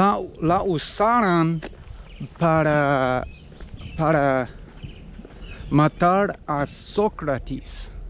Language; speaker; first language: Spanish; non-native, learner; English